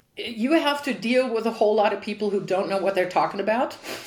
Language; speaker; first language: English; non-native, fluent; German